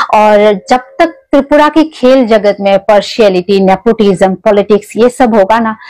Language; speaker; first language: Hindi; non-native, local second language; Kok Borok